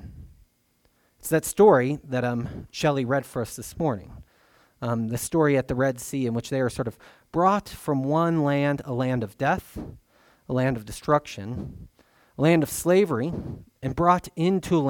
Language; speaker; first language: English; native; English